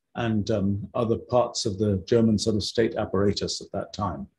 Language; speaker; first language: English; native; English